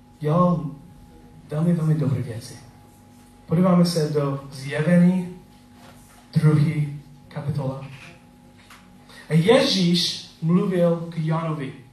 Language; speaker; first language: Czech; non-native, learner; English